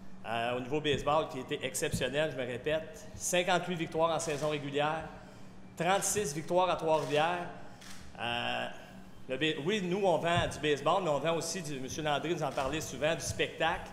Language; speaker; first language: French; native; French